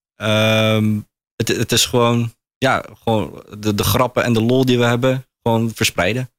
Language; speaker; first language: Dutch; early bilingual, other home language; Turkish